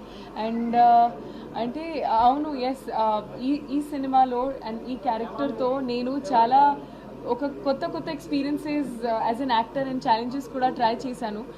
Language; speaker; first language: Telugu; non-native, local second language; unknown